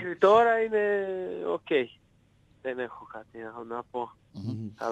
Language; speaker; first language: Greek; non-native, fluent; Serbian